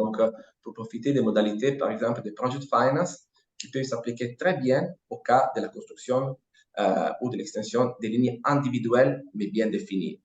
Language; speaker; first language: French; non-native, fluent; Italian